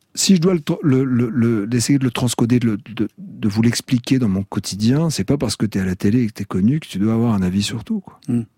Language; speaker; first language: French; native; French